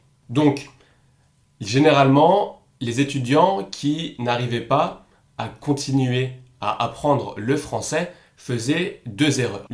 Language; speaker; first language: French; native; French